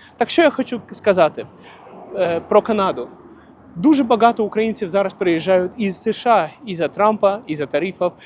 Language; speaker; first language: Ukrainian; non-native, local second language; Russian